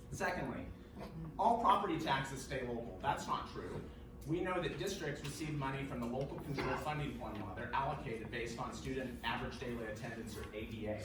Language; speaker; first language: English; native; English